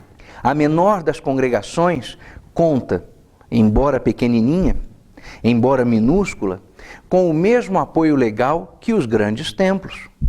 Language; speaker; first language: Portuguese; native; Portuguese